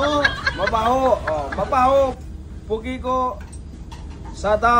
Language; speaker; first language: Filipino; non-native, learner; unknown